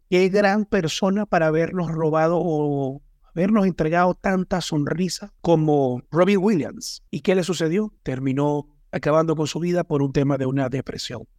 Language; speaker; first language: Spanish; native; Spanish